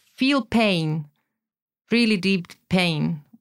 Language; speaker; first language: English; non-native, fluent; Slovak